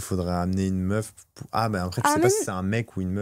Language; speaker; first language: French; native; French